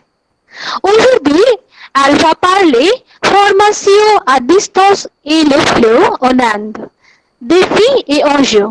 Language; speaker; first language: French; non-native, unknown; Bangla